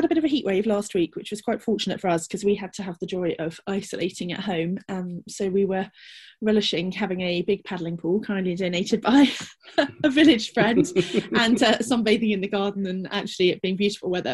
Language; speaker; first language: English; native; English